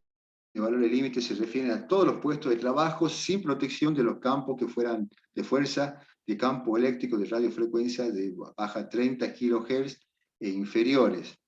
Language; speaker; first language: Spanish; native; Spanish